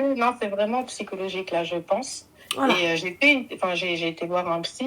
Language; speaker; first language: French; native; French